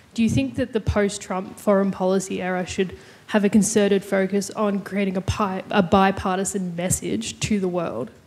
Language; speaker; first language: English; non-native, fluent; Khmer